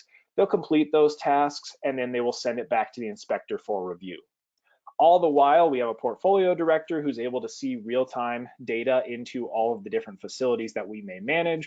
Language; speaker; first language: English; native; English